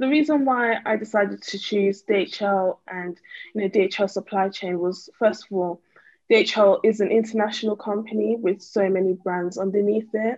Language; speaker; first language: English; native; English